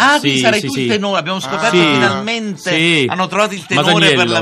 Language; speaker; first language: Italian; native; Italian